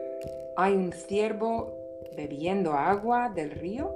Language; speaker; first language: Spanish; non-native, fluent; English